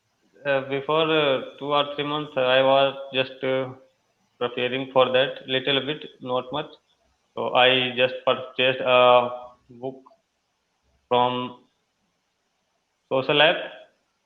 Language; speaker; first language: English; non-native, learner; Hindi